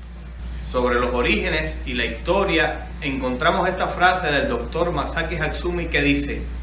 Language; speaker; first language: Spanish; native; Spanish